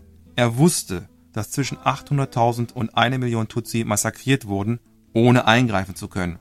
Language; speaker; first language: German; native; German